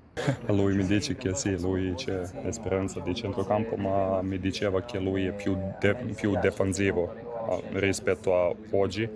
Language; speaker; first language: Italian; non-native, learner; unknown